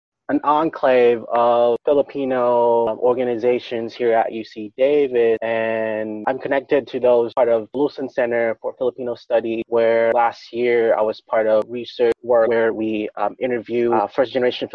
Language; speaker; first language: English; non-native, local second language; Filipino